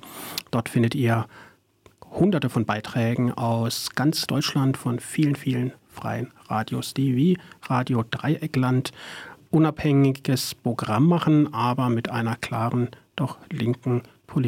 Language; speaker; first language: German; native; German